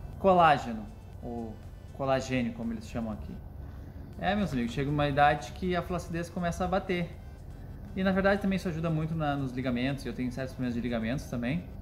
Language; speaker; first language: Portuguese; native; Portuguese